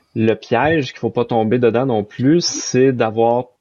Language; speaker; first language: French; native; French